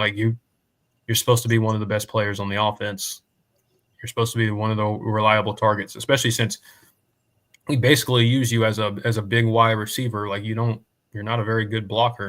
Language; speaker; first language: English; native; English